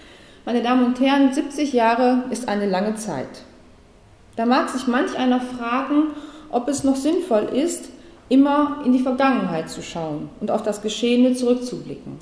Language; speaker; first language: German; native; German